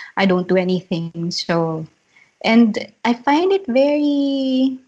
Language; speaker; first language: English; non-native, local second language; Filipino